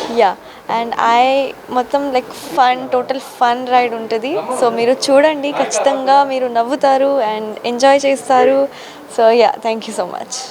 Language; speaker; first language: Telugu; non-native, learner; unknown